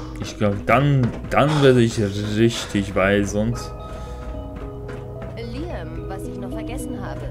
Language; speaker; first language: German; non-native, fluent; Polish